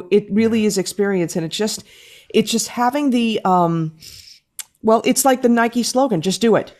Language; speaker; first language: English; native; English